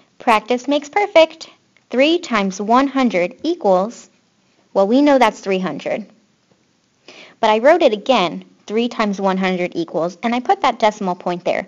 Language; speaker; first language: English; native; English